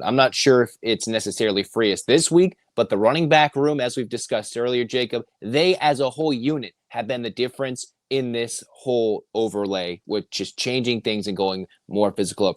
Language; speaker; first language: English; native; English